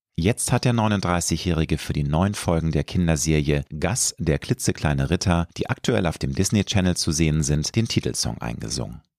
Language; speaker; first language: German; native; German